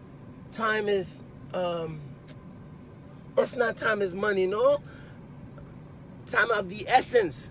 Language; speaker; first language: English; non-native, fluent; Haitian Creole